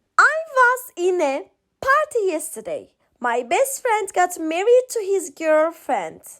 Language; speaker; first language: English; non-native, fluent; Turkish